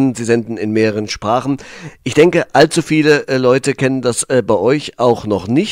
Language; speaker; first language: German; native; German